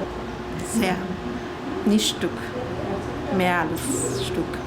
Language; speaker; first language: German; non-native, learner; Kurdish